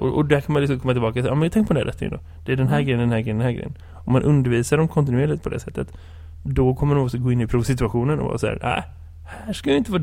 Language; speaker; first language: Swedish; native; Swedish